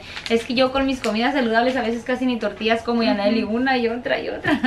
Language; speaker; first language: Spanish; native; Spanish